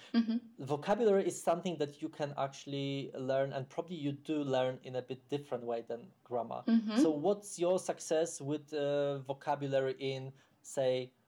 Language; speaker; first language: English; non-native, fluent; Polish